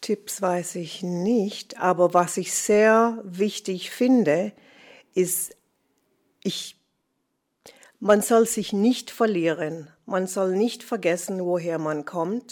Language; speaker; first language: German; non-native, fluent; English